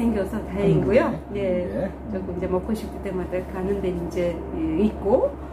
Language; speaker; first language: Korean; non-native, fluent; Turkish